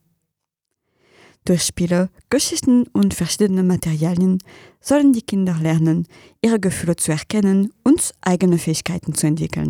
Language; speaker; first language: German; non-native, fluent; French